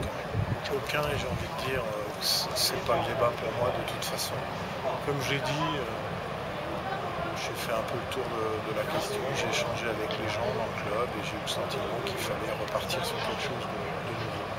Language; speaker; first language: French; native; French